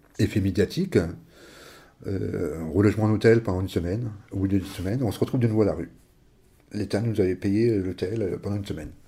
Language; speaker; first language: French; native; French